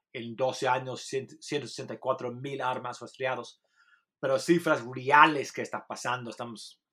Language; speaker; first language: Spanish; non-native, fluent; English